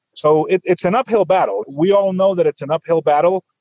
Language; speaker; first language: English; non-native, fluent; Spanish